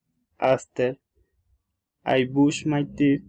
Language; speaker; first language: English; non-native, learner; Spanish